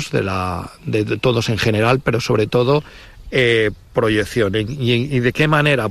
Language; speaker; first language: Spanish; native; Spanish